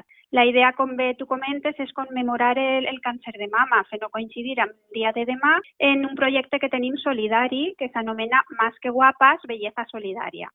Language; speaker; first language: Catalan; native; Catalan